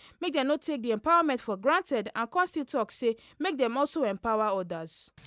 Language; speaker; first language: Nigerian Pidgin; native; Nigerian Pidgin